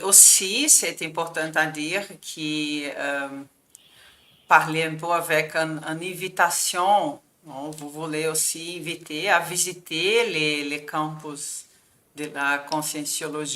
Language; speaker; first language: French; non-native, fluent; Portuguese